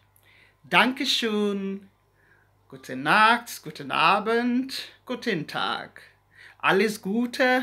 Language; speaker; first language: German; non-native, learner; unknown